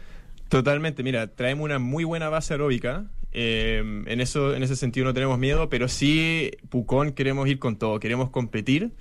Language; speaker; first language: Spanish; native; Spanish